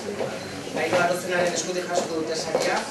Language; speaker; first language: Basque; native; Basque